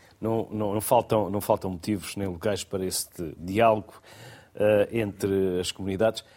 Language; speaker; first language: Portuguese; native; Portuguese